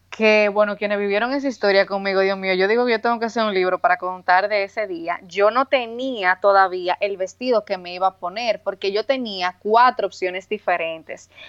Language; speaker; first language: Spanish; native; Spanish